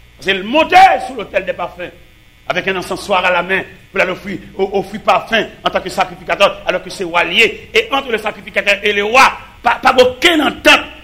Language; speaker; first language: French; non-native, local second language; Haitian Creole